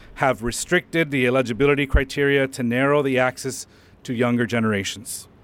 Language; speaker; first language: English; early bilingual, other home language; Spanish